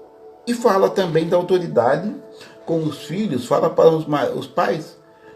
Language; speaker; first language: Portuguese; native; Portuguese